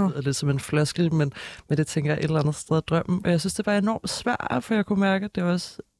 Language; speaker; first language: Danish; native; Danish